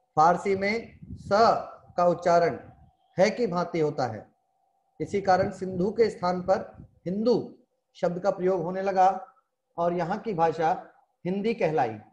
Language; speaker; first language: Hindi; native; Hindi